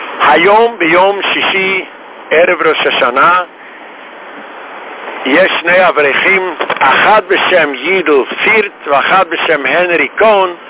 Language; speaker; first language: Hebrew; non-native, fluent; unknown